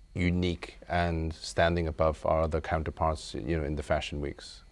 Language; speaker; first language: English; native; English